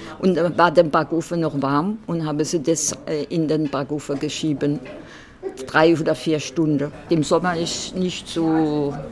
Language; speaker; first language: German; non-native, local second language; Swiss German